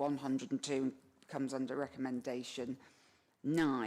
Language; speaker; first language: English; native; English